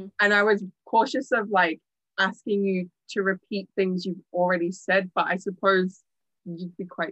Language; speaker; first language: English; native; English